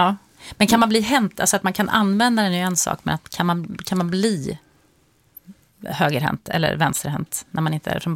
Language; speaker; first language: Swedish; native; Swedish